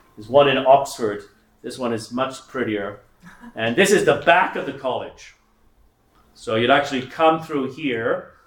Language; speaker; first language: English; native; English